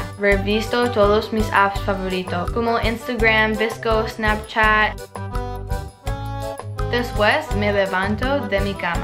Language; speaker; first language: Spanish; non-native, learner; English